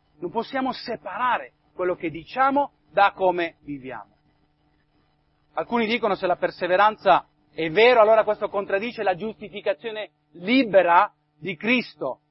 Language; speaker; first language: Italian; non-native, fluent; English